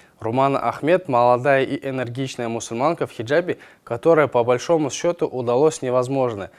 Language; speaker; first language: Russian; non-native, local second language; Kazakh